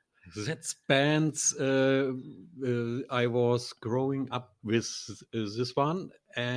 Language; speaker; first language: English; non-native, learner; German